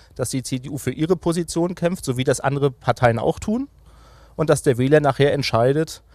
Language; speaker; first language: German; native; German